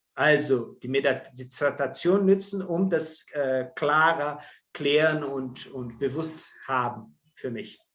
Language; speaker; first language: German; non-native, fluent; Portuguese